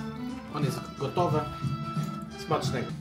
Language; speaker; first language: Polish; non-native, learner; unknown